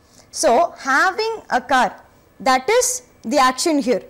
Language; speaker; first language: English; non-native, local second language; Tamil